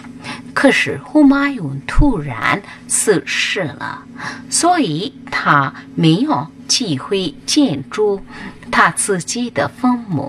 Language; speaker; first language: Chinese; non-native, fluent; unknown